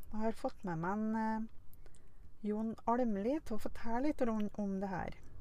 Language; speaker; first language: Norwegian; native; Norwegian